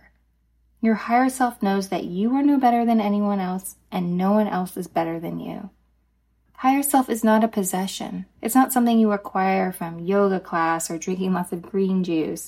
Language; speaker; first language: English; native; English